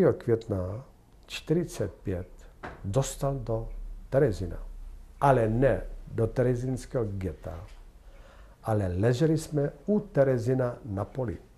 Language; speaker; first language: Czech; non-native, fluent; Polish